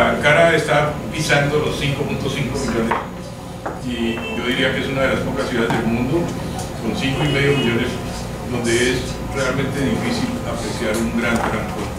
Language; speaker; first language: Spanish; native; Spanish